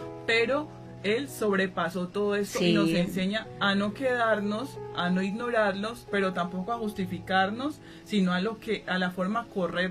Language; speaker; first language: Spanish; native; Spanish